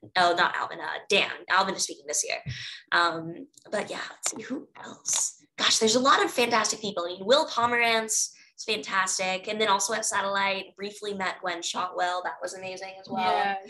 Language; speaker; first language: English; native; English